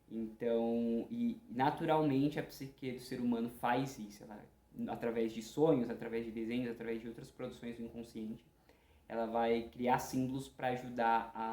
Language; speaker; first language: Portuguese; native; Portuguese